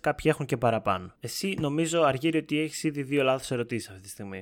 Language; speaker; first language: Greek; native; Greek